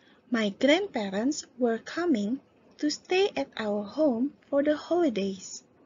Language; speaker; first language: English; non-native, fluent; Indonesian